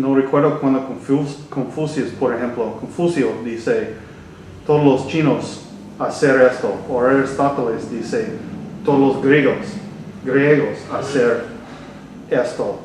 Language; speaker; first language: Spanish; non-native, learner; English